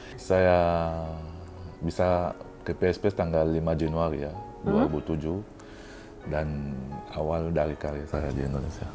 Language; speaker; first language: Indonesian; non-native, fluent; French